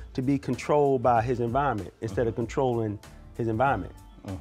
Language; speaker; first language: English; native; English